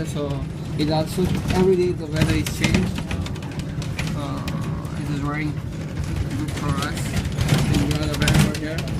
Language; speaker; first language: English; non-native, fluent; Urdu